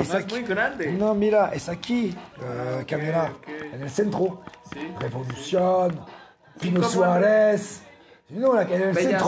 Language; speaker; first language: Spanish; non-native, learner; French